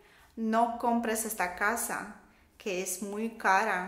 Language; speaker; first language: Spanish; non-native, fluent; Russian